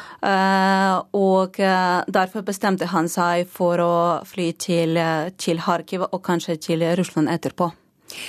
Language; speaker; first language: Norwegian; non-native, fluent; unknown